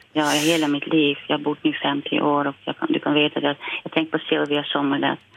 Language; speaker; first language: Swedish; non-native, fluent; Dutch